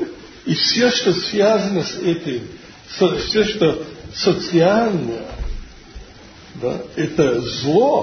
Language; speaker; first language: Russian; non-native, fluent; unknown